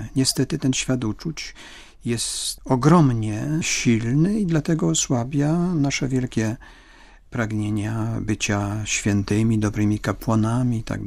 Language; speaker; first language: Polish; native; Polish